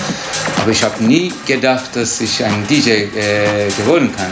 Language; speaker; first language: German; non-native, learner; Turkish